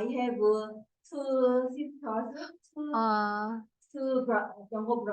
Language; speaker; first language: English; non-native, learner; Portuguese